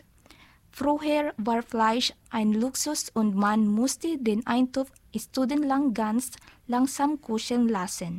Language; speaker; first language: German; non-native, learner; Filipino